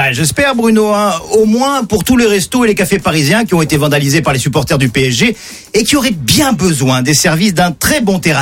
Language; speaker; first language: French; native; French